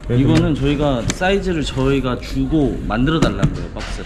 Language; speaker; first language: Korean; native; Korean